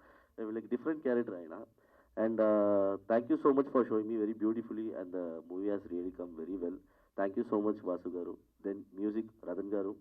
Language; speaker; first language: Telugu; non-native, learner; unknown